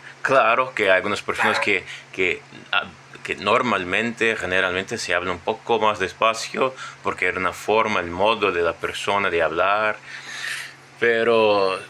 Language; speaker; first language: Spanish; non-native, fluent; Portuguese